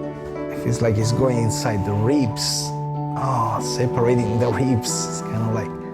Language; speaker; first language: English; non-native, fluent; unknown